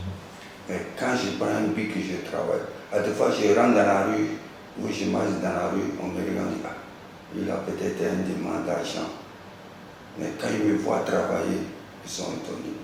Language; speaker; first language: French; non-native, local second language; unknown